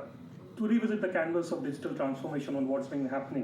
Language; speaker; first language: English; non-native, local second language; Bangla